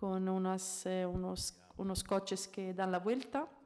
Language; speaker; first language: Spanish; non-native, fluent; Italian